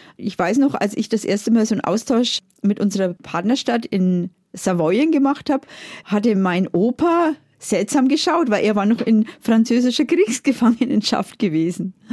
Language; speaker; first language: German; native; German